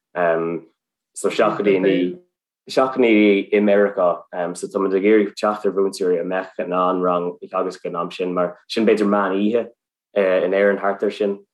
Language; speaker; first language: Irish; non-native, local second language; English